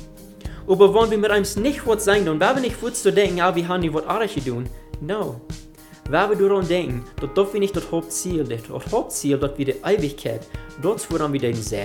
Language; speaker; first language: German; non-native, learner; Afrikaans